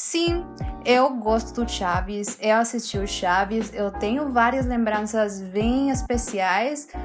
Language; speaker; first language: Portuguese; non-native, fluent; Spanish